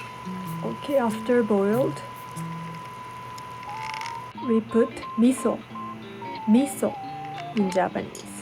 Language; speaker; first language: English; non-native, learner; Japanese